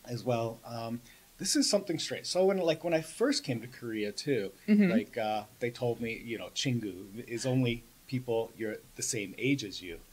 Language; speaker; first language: English; native; English